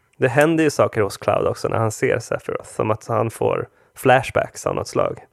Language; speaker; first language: Swedish; early bilingual, other home language; Spanish